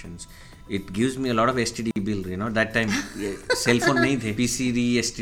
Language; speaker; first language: English; non-native, local second language; Marathi